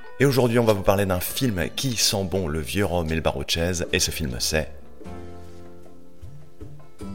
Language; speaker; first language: French; native; French